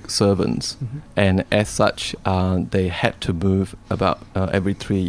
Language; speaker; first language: English; non-native, local second language; Cantonese